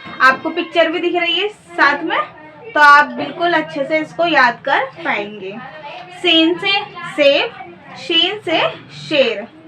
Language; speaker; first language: Urdu; native; Urdu